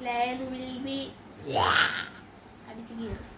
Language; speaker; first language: English; non-native, learner; Malayalam